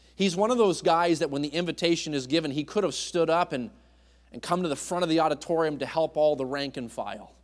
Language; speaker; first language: English; native; English